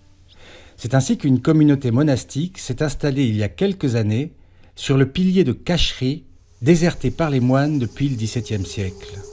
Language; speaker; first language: French; native; French